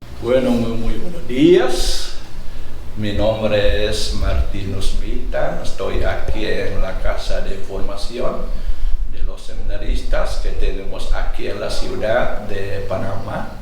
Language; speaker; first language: Spanish; non-native, fluent; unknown